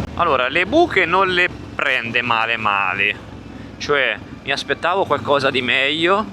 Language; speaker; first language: Italian; native; Italian